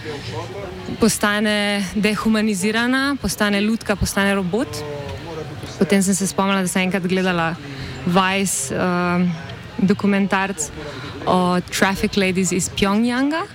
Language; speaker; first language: Slovenian; native; Slovenian